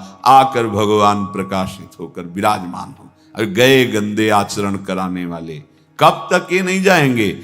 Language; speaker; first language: Hindi; native; Hindi